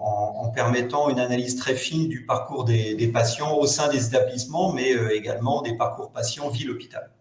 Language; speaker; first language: French; native; French